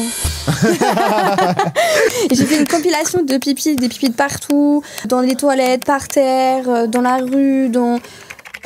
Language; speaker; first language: French; native; French